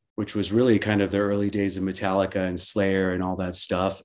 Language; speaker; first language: English; native; English